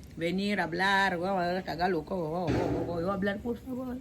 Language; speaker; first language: Spanish; non-native, learner; Filipino